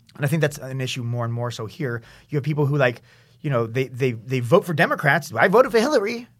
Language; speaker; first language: English; native; English